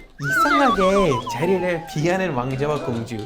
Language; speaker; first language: Korean; native; Korean